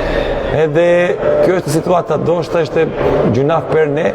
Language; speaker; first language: Albanian; non-native, learner; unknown